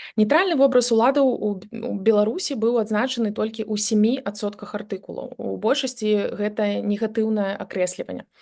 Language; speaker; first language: Belarusian; native; Belarusian